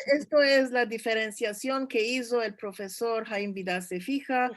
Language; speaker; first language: Spanish; early bilingual, heritage; Turkish